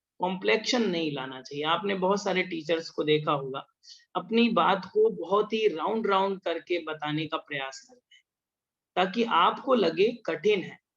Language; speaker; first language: Hindi; native; Hindi